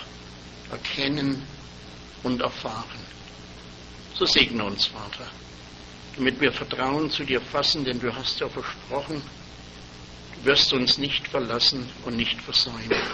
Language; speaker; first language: German; native; German